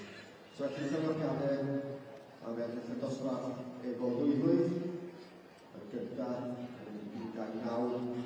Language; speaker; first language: Welsh; native; Welsh